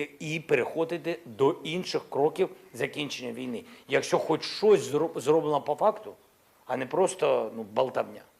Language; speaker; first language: Ukrainian; non-native, local second language; Russian